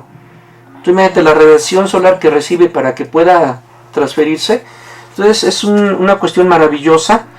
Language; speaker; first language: Spanish; native; Spanish